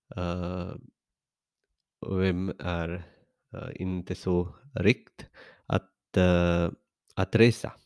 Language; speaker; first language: Swedish; non-native, learner; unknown